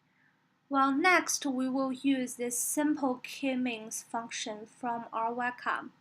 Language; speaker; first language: English; non-native, fluent; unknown